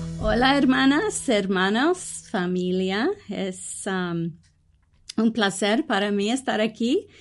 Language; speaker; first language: Spanish; early bilingual, heritage; English